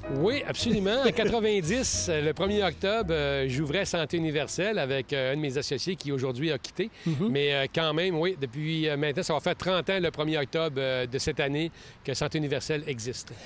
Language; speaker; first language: French; native; French